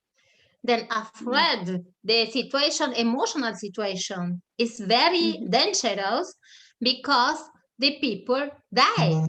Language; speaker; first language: English; non-native, learner; German